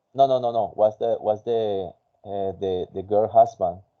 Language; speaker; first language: English; non-native, fluent; Spanish